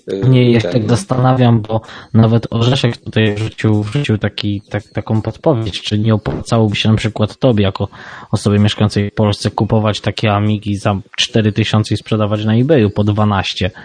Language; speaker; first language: Polish; native; Polish